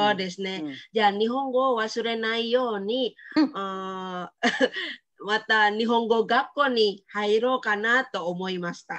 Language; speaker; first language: Japanese; non-native, fluent; Indonesian